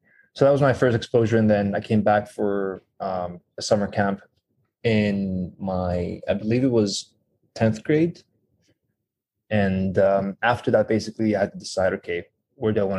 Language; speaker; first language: English; non-native, fluent; Greek